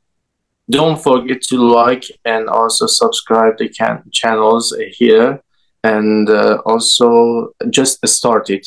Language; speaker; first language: English; non-native, learner; Persian